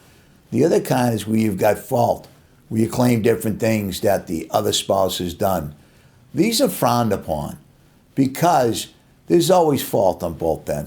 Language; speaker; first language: English; native; English